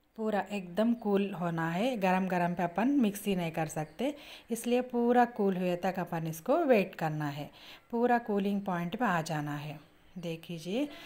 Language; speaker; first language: Hindi; non-native, local second language; Urdu